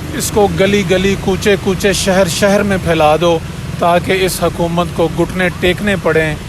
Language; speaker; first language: Urdu; non-native, local second language; Punjabi